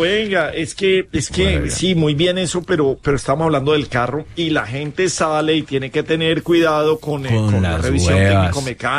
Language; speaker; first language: Spanish; native; Spanish